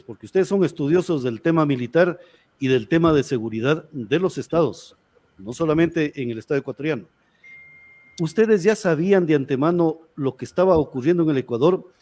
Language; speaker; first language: Spanish; native; Spanish